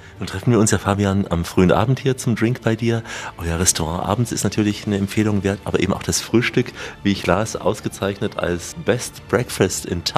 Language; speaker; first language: German; native; German